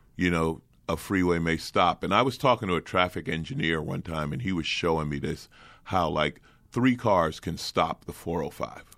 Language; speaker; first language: English; native; English